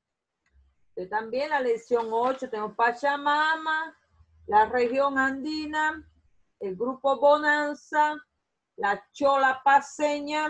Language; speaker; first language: Spanish; non-native, fluent; Portuguese